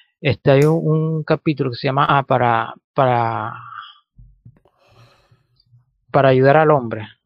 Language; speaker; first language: Spanish; native; Spanish